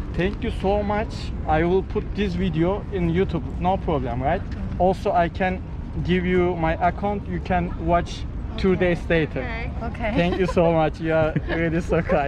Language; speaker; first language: English; non-native, learner; Turkish